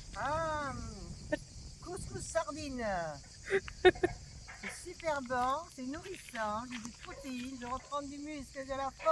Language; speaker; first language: French; native; French